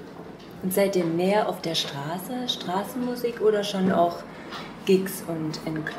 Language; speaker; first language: German; native; German